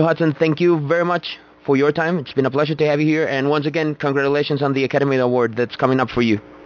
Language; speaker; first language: English; non-native, fluent; Spanish